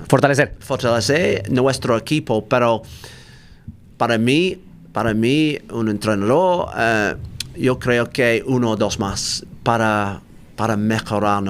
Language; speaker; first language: Spanish; non-native, learner; English